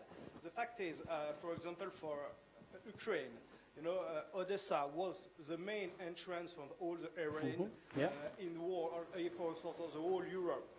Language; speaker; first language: English; non-native, fluent; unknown